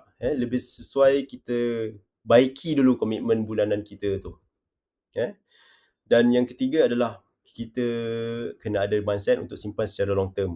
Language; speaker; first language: Malay; native; Malay